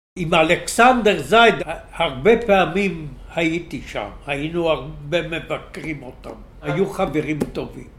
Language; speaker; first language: Hebrew; native; Hebrew